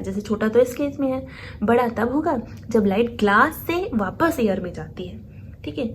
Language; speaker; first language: Hindi; native; Hindi